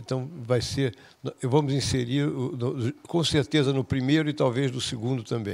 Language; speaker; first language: Portuguese; native; Portuguese